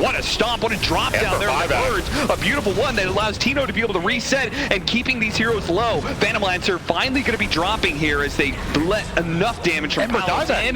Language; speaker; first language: English; native; English